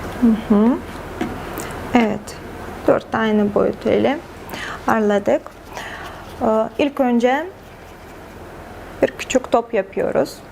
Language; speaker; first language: Turkish; non-native, fluent; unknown